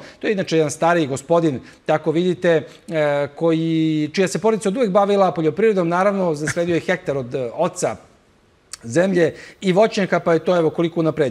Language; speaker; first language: Serbian; native; Serbian